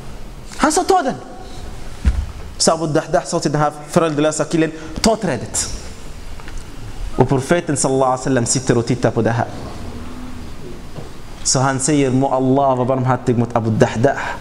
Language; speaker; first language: Swedish; non-native, fluent; Arabic